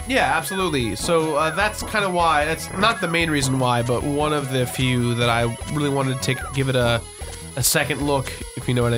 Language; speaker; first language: English; native; English